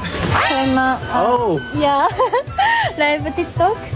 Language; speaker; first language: Indonesian; non-native, learner; Japanese